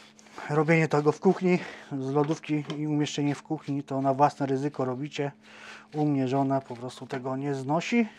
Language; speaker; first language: Polish; native; Polish